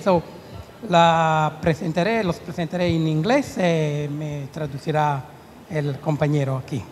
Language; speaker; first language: Spanish; non-native, learner; Italian